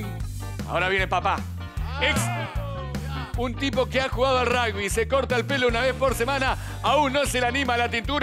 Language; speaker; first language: Spanish; native; Spanish